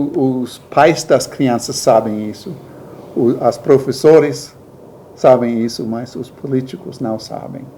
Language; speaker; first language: Portuguese; non-native, learner; English